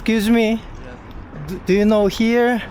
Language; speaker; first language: English; non-native, learner; Korean